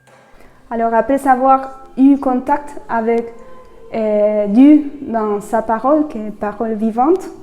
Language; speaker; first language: French; non-native, fluent; Spanish